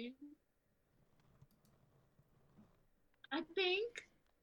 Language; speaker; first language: English; non-native, local second language; Yoruba